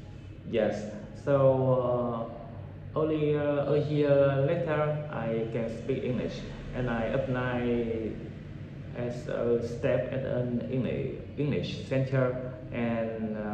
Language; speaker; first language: English; non-native, learner; Vietnamese